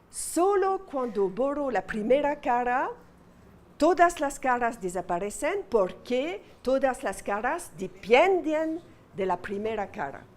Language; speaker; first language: Spanish; non-native, fluent; French